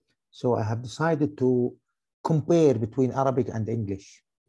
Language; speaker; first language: English; non-native, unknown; Arabic